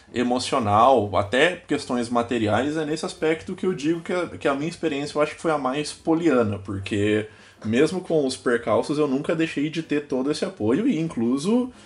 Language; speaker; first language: Portuguese; native; Portuguese